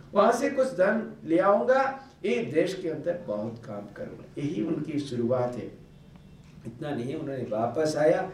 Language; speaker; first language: Hindi; non-native, local second language; Bangla